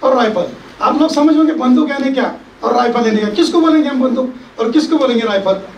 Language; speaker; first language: Hindi; non-native, local second language; Marathi